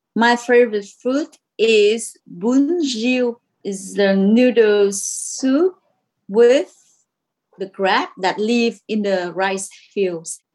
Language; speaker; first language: English; non-native, learner; Vietnamese